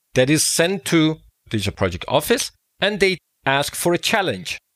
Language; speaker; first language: English; non-native, fluent; Danish